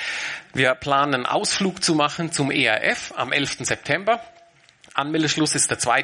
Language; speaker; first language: German; native; German